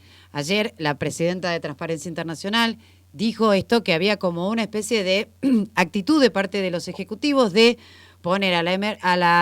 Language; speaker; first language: Spanish; native; Spanish